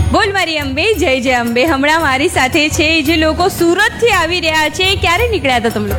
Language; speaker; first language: Gujarati; native; Gujarati